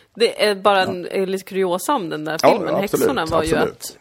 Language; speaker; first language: Swedish; native; Swedish